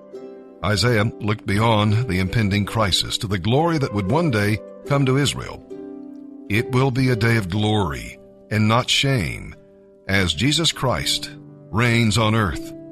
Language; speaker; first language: English; native; English